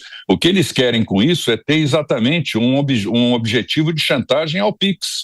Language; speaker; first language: Portuguese; native; Portuguese